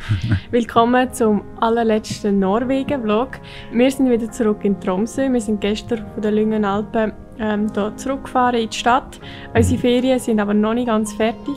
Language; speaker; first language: German; native; German